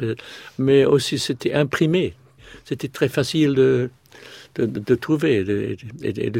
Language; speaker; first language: French; non-native, fluent; English